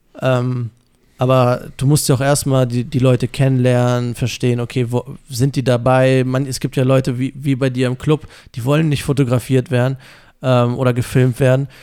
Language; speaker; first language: German; native; German